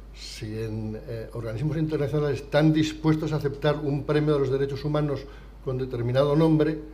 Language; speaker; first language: Spanish; native; Spanish